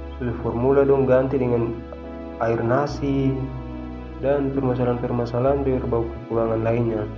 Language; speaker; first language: Indonesian; native; Indonesian